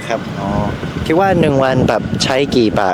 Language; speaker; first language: Thai; non-native, learner; English